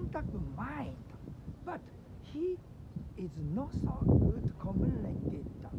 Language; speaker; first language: English; non-native, learner; Japanese